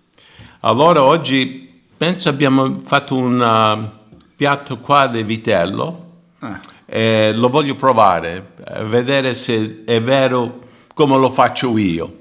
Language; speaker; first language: Italian; early bilingual, heritage; Italian